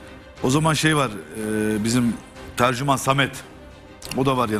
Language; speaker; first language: Turkish; native; Turkish